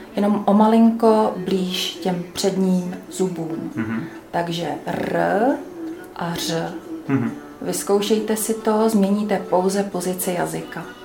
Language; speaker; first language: Czech; native; Czech